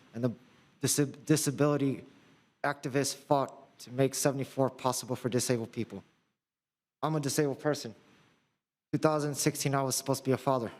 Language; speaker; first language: English; non-native, fluent; Russian